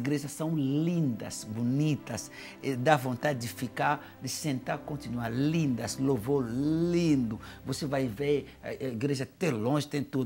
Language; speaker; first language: Portuguese; non-native, fluent; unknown